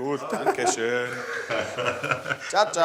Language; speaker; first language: German; native; German